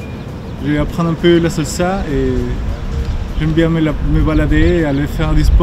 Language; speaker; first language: French; non-native, fluent; Spanish